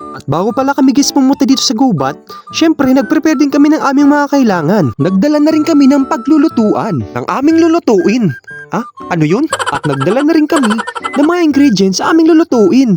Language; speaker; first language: Filipino; non-native, local second language; Bikol